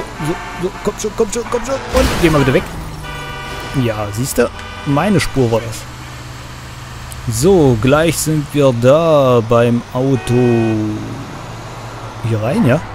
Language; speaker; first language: German; native; German